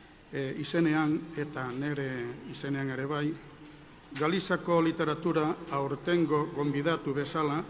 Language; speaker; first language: Basque; non-native, fluent; Galician